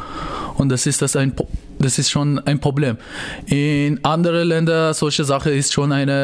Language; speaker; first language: German; non-native, learner; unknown